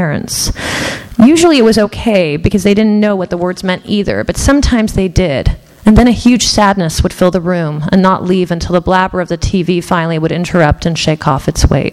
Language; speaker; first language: English; early bilingual, other home language; Persian